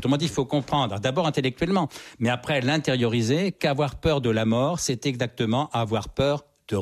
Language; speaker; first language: French; native; French